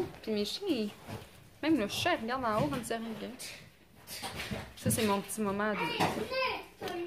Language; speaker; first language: French; native; French